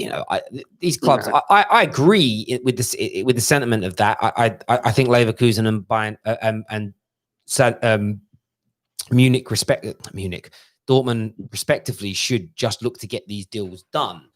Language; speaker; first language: English; native; English